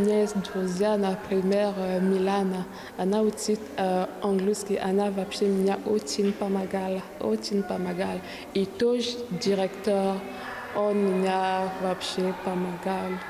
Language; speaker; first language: Russian; non-native, learner; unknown